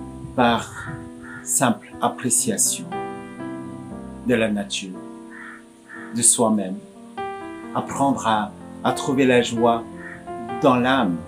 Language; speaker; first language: French; non-native, fluent; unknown